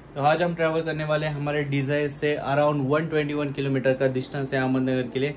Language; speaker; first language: Hindi; non-native, local second language; Marathi